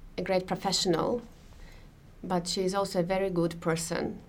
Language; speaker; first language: English; non-native, fluent; Russian